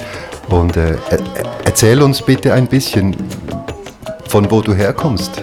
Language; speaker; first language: German; native; German